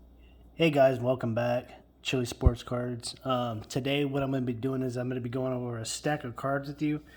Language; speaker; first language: English; native; English